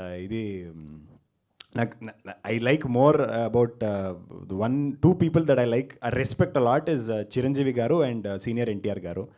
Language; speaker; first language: Telugu; non-native, local second language; Kannada